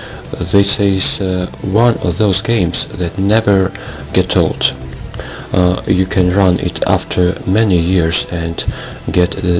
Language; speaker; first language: English; non-native, fluent; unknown